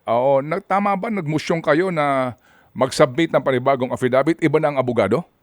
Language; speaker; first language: Filipino; native; Filipino